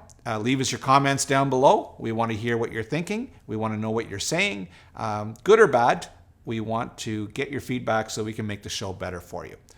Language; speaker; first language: English; native; English